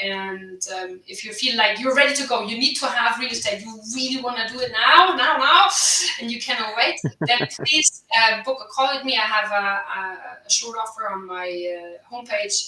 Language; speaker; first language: English; non-native, fluent; German